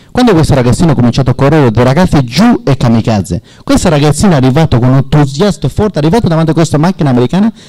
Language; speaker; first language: Italian; non-native, learner; Persian